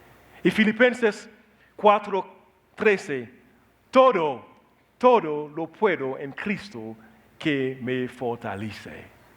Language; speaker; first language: Spanish; non-native, learner; Haitian Creole